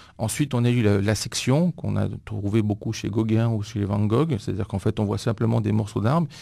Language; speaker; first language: French; non-native, fluent; Greek